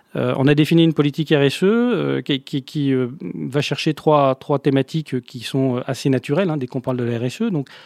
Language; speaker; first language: French; native; French